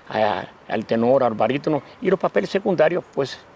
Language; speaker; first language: Spanish; native; Spanish